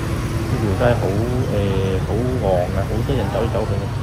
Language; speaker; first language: Chinese; early bilingual, heritage; Cantonese